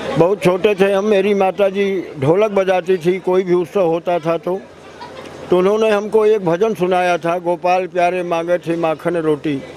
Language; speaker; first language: Hindi; native; Hindi